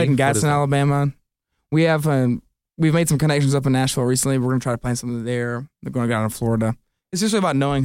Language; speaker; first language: English; native; English